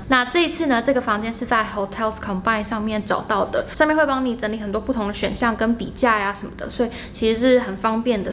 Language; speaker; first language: Chinese; native; Chinese